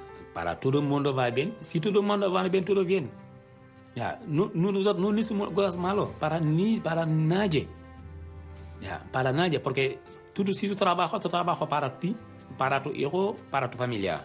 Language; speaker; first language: Spanish; non-native, learner; Wolof